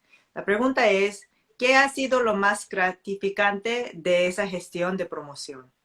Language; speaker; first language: Spanish; non-native, fluent; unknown